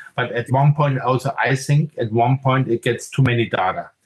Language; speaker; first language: English; non-native, fluent; German